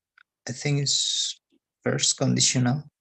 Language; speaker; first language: English; non-native, learner; Spanish